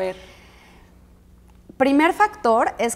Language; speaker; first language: Spanish; native; Spanish